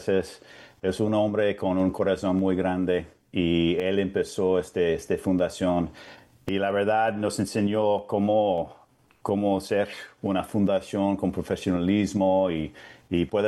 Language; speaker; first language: Spanish; non-native, fluent; English